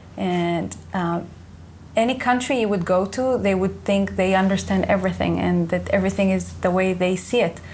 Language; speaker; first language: English; non-native, fluent; Hebrew